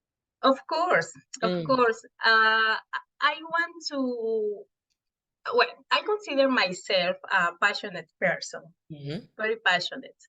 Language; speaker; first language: English; non-native, fluent; Spanish